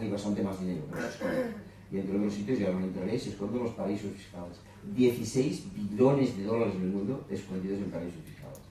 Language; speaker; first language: Spanish; non-native, local second language; Catalan